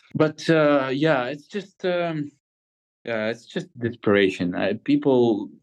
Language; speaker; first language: English; non-native, fluent; Ukrainian